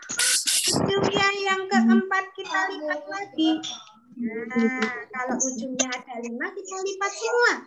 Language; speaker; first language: Indonesian; native; Indonesian